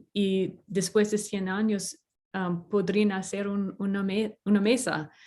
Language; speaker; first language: Spanish; non-native, fluent; English